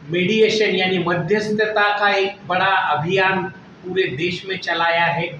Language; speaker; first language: Hindi; non-native, local second language; Marathi